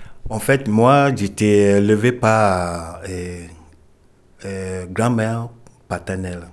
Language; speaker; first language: French; non-native, fluent; Ewe